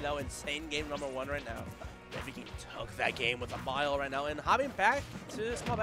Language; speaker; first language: English; native; English